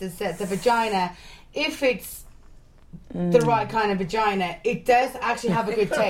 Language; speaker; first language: English; native; English